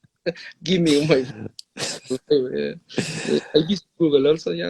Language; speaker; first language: English; non-native, learner; Spanish